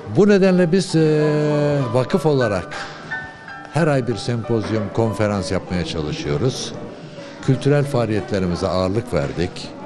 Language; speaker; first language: Turkish; early bilingual, other home language; Uyghur